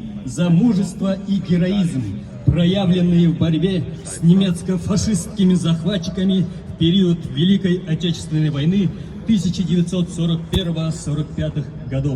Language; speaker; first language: Russian; native; Russian